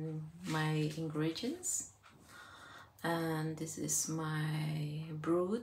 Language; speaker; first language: English; non-native, learner; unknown